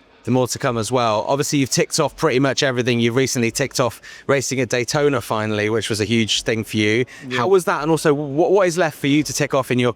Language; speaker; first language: English; native; English